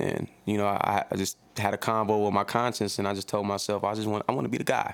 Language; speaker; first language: English; native; English